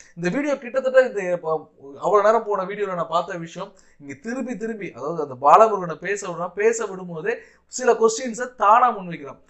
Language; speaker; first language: Tamil; native; Tamil